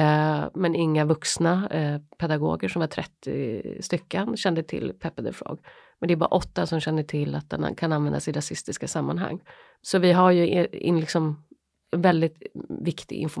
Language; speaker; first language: Swedish; native; Swedish